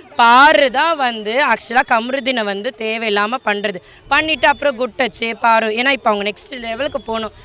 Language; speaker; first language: Tamil; native; Tamil